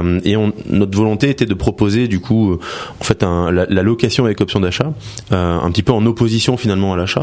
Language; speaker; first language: French; native; French